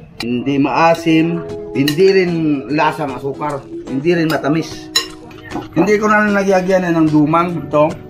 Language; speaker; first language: Filipino; non-native, local second language; Cebuano